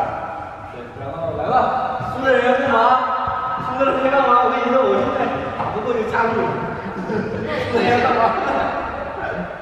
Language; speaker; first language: Chinese; native; Chinese